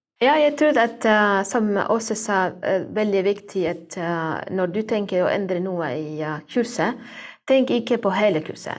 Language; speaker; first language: Norwegian; non-native, learner; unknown